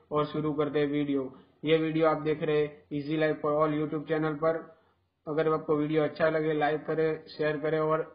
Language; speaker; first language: Hindi; non-native, local second language; Gujarati